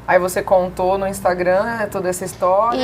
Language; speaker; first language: Portuguese; native; Portuguese